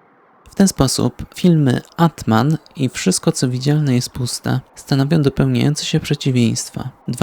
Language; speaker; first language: Polish; native; Polish